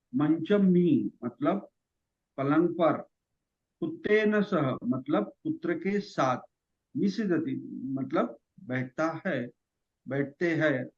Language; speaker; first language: Hindi; non-native, local second language; Marathi